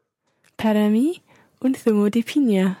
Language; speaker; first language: Spanish; non-native, learner; English